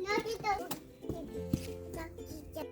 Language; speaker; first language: Korean; early bilingual, heritage; Korean